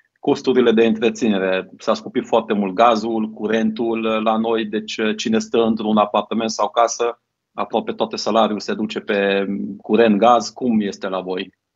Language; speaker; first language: Romanian; non-native, local second language; Hungarian